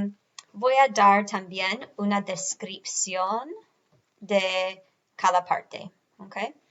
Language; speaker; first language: Spanish; non-native, fluent; English